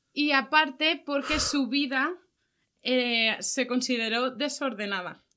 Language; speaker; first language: Spanish; native; Spanish